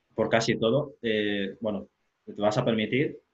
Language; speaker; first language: Spanish; non-native, local second language; Fang